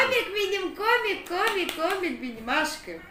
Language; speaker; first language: Turkish; non-native, learner; Russian